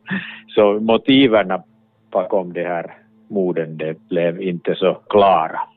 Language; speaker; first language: Swedish; non-native, local second language; Finnish